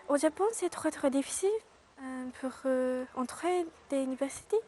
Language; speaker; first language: French; non-native, learner; Japanese